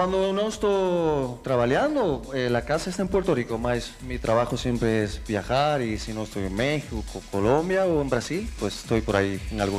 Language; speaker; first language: Portuguese; non-native, learner; Spanish